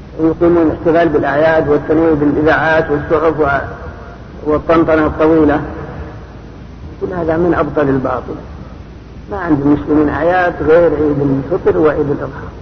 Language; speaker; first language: Arabic; native; Arabic